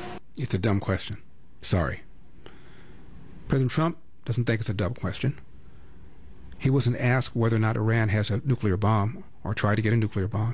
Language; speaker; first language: English; native; English